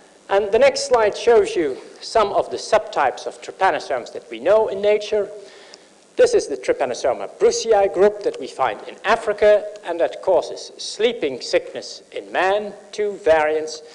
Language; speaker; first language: English; non-native, fluent; Dutch